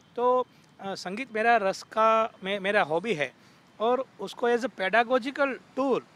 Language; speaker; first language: Hindi; non-native, local second language; Gujarati